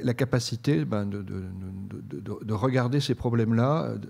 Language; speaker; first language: French; native; French